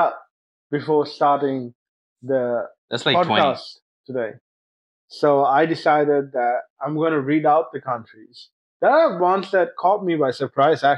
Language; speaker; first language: English; non-native, local second language; Sinhala